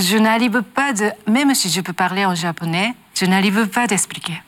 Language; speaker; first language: French; non-native, learner; Japanese